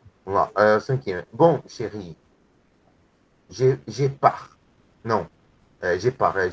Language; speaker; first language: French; non-native, learner; Portuguese